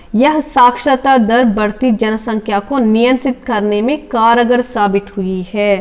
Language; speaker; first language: Hindi; non-native, local second language; Telugu